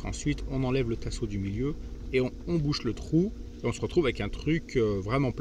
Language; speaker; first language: French; native; French